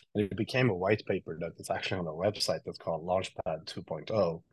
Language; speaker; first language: English; non-native, fluent; Swedish